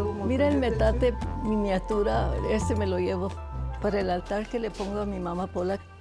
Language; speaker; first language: Spanish; early bilingual, heritage; Spanish